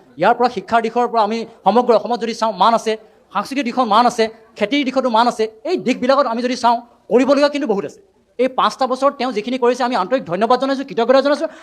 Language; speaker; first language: Assamese; native; Assamese